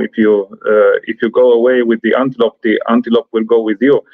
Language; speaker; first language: English; non-native, fluent; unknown